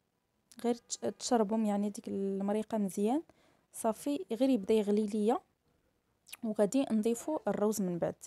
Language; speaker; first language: Arabic; native; Arabic